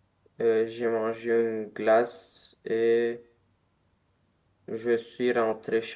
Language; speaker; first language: French; non-native, learner; Romanian